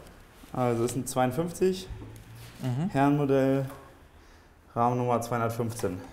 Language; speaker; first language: German; native; German